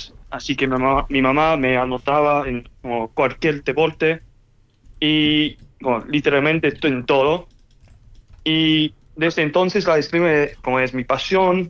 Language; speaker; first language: Spanish; early bilingual, heritage; English